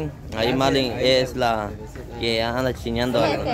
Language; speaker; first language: Spanish; native; Spanish